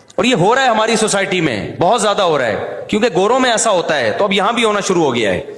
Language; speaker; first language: Urdu; native; Urdu